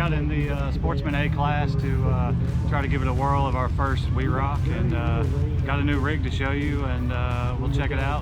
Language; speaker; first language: English; native; English